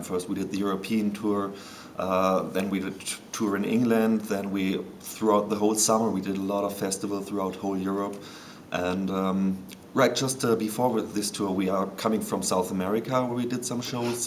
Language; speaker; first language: English; non-native, fluent; German